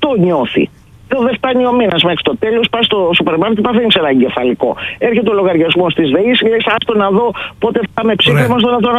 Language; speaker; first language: Greek; native; Greek